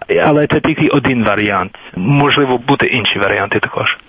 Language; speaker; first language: Ukrainian; non-native, fluent; English